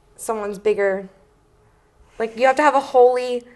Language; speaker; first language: English; native; English